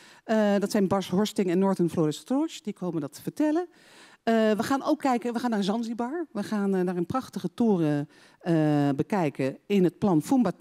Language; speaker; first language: Dutch; native; Dutch